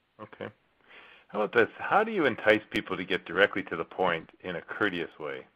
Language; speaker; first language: English; native; English